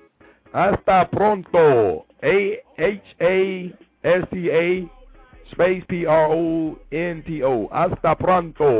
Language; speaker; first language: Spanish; non-native, learner; English